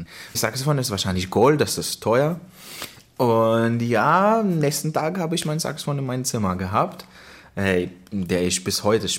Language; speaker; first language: German; non-native, learner; Hebrew